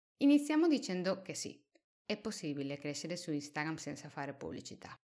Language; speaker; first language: Italian; non-native, fluent; Spanish